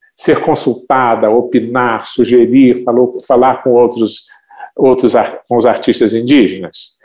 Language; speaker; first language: Portuguese; native; Portuguese